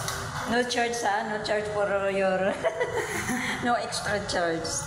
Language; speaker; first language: English; non-native, learner; Filipino